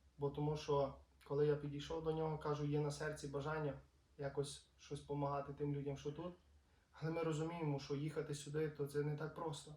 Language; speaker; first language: Ukrainian; native; Ukrainian